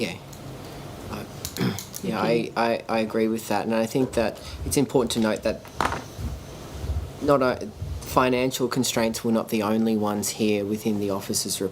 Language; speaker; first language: English; native; English